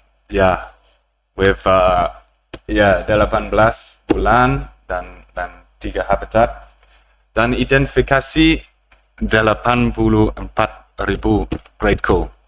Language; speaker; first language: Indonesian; non-native, learner; English